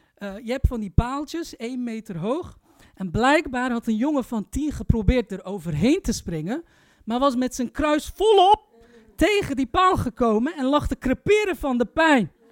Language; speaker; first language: Dutch; early bilingual, other home language; Turkish